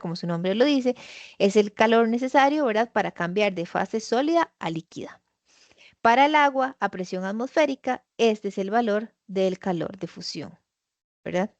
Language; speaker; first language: Spanish; native; Spanish